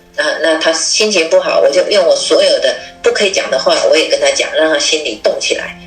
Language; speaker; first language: Chinese; native; Chinese